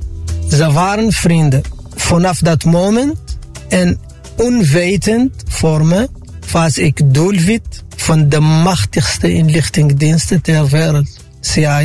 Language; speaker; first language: Dutch; non-native, fluent; Arabic